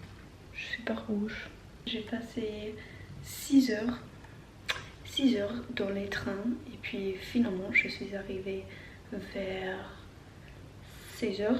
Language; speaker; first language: French; non-native, learner; English